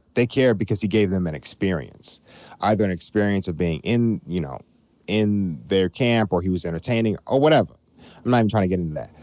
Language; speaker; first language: English; native; English